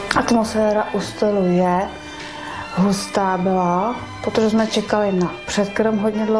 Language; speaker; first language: Czech; non-native, learner; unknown